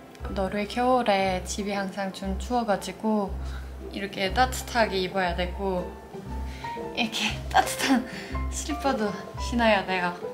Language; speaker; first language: Korean; non-native, fluent; Norwegian